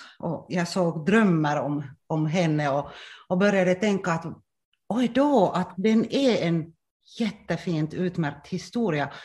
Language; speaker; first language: Swedish; non-native, local second language; Finnish